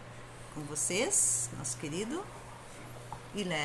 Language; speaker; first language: Portuguese; native; Portuguese